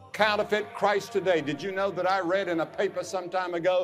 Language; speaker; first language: English; native; English